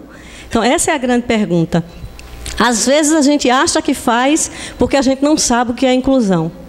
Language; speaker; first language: Portuguese; native; Portuguese